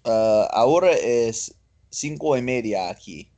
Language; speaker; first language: Spanish; non-native, learner; English